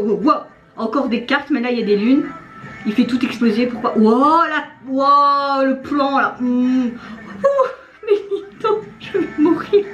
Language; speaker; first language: French; native; French